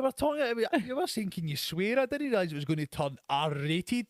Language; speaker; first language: English; native; English